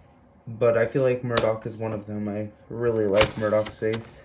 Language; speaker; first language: English; native; English